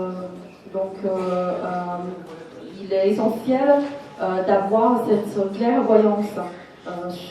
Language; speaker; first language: French; non-native, fluent; Chinese